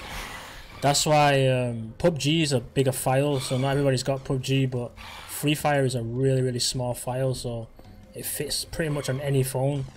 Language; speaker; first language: English; native; English